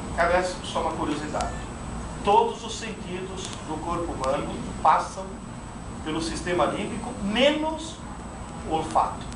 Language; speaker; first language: Portuguese; non-native, fluent; Italian